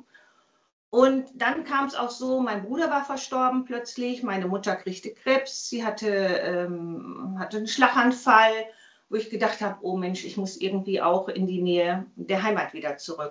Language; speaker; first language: German; native; German